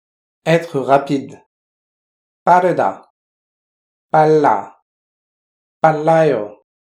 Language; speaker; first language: Korean; non-native, fluent; French